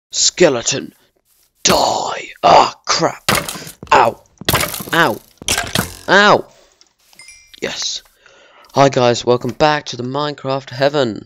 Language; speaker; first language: English; native; English